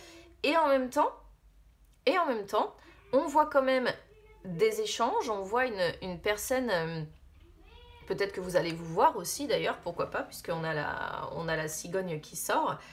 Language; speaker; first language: French; native; French